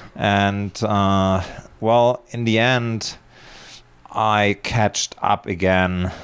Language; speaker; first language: English; non-native, fluent; German